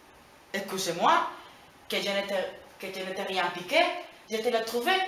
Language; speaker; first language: French; non-native, learner; Spanish